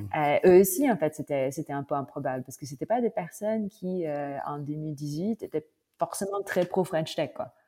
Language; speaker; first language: French; non-native, fluent; Filipino